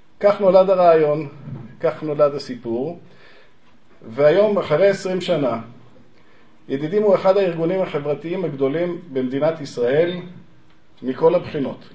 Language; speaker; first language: Hebrew; native; Hebrew